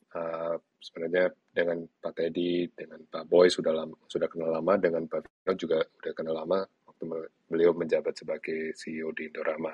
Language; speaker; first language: Indonesian; early bilingual, other home language; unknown